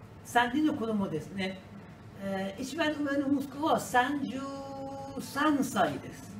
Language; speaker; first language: Japanese; non-native, learner; Persian